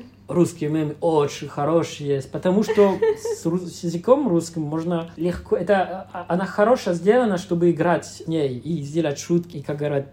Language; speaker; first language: Russian; non-native, fluent; French